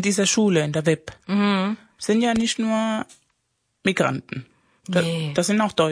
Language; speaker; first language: German; non-native, fluent; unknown